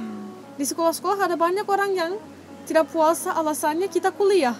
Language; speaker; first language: Indonesian; non-native, fluent; Turkish